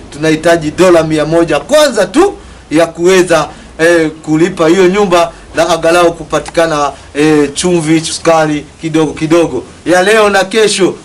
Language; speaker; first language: Swahili; non-native, local second language; Kikuyu